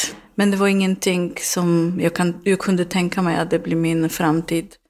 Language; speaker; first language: Swedish; non-native, learner; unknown